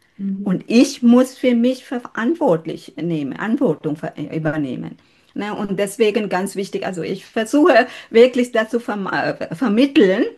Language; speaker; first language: German; non-native, fluent; Sinhala